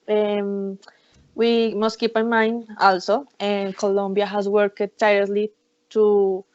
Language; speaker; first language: English; non-native, learner; Spanish